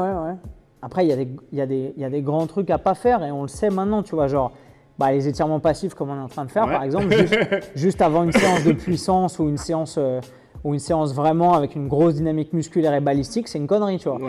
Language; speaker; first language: French; native; French